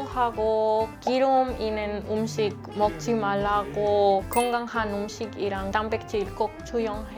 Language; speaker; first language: Korean; non-native, learner; Spanish